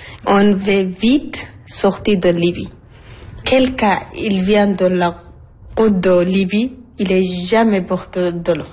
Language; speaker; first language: French; non-native, learner; Arabic